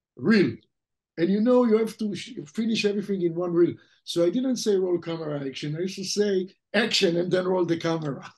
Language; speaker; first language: English; non-native, fluent; French